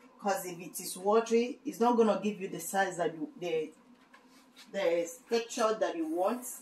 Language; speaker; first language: English; non-native, local second language; Igbo